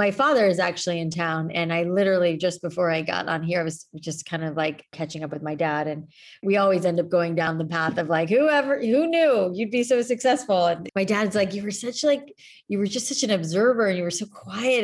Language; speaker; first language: English; native; English